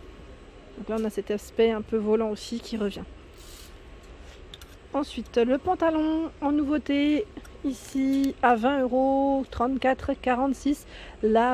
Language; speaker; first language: French; native; French